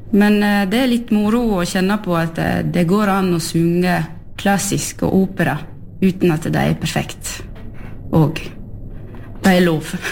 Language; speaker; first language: Norwegian; early bilingual, heritage; French